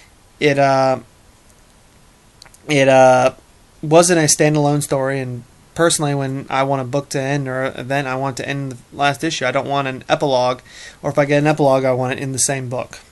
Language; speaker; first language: English; native; English